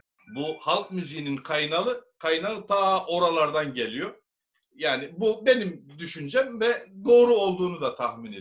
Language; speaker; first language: Turkish; native; Turkish